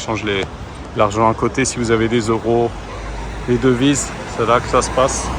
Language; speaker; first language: French; native; French